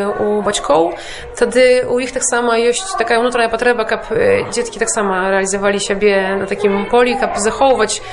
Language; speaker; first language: Polish; non-native, local second language; Belarusian